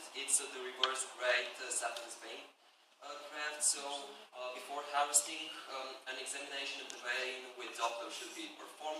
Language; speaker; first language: English; non-native, fluent; Bulgarian